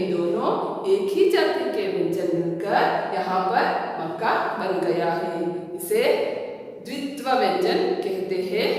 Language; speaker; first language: Hindi; non-native, local second language; Kannada